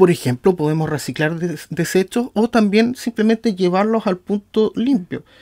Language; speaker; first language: Spanish; native; Spanish